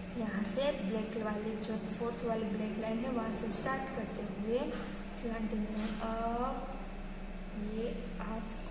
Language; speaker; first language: Hindi; non-native, local second language; Gujarati